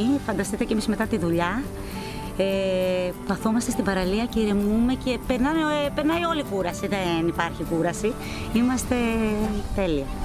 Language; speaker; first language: Greek; native; Greek